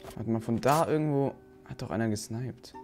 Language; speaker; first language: German; native; German